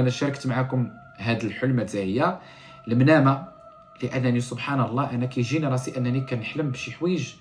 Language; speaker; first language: Arabic; native; Arabic